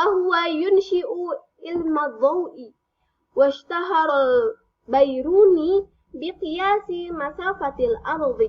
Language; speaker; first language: Arabic; non-native, fluent; Indonesian